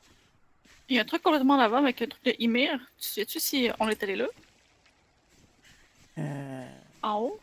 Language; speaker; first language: French; native; French